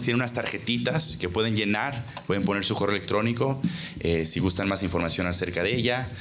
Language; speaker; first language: Spanish; native; Spanish